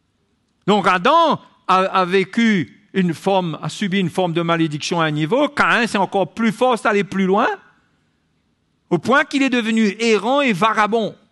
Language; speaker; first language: French; native; French